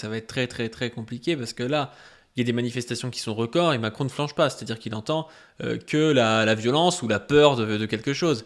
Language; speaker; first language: French; native; French